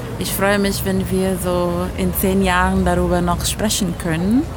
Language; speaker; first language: German; non-native, fluent; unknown